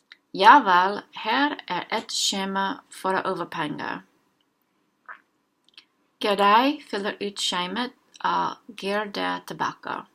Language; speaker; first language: Norwegian; non-native, learner; English